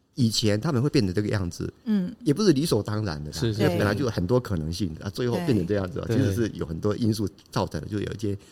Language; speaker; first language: Chinese; native; Chinese